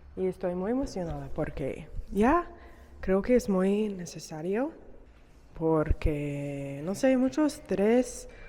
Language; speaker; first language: Spanish; non-native, learner; English